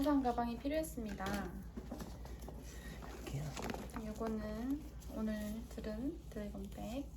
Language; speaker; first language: Korean; native; Korean